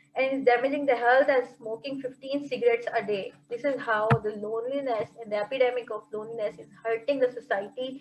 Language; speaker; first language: English; non-native, local second language; Urdu